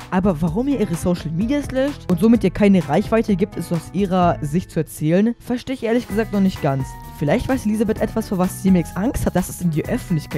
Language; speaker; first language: German; native; German